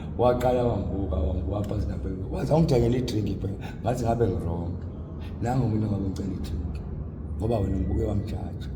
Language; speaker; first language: Zulu; native; Zulu